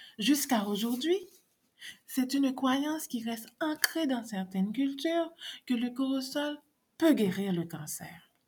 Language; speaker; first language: French; non-native, local second language; Haitian Creole